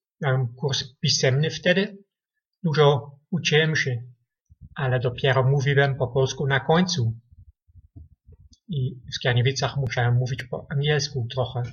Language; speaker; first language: Polish; non-native, learner; Dutch